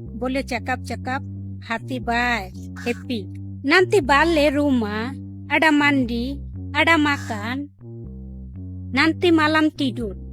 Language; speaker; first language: Malay; non-native, learner; Bangla